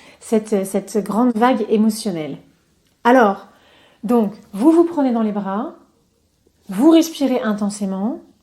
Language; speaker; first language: French; native; French